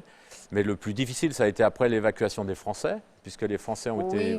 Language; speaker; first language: French; native; French